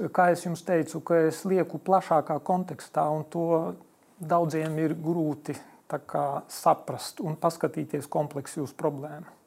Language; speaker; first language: Latvian; non-native, local second language; Polish